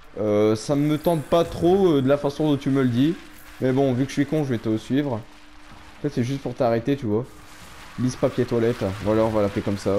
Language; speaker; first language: French; native; French